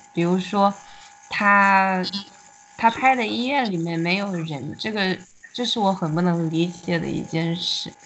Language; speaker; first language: Chinese; native; Chinese